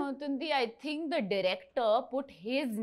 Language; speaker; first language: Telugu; non-native, learner; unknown